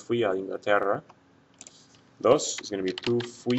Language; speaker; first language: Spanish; non-native, fluent; English